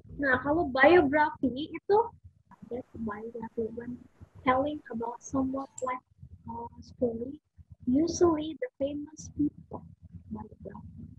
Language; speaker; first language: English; non-native, fluent; Indonesian